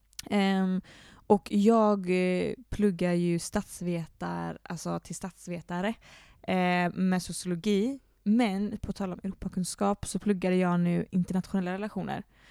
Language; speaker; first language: Swedish; native; Swedish